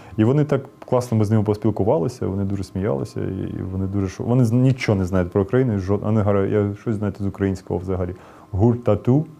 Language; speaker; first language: Ukrainian; non-native, local second language; Russian